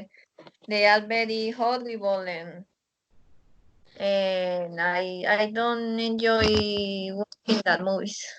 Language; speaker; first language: English; non-native, learner; Spanish